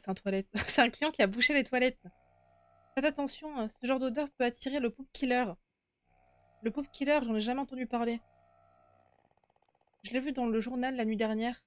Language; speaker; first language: French; native; French